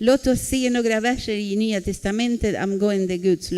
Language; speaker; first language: Swedish; non-native, fluent; Spanish